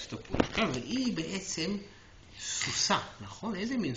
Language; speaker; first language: Hebrew; native; Hebrew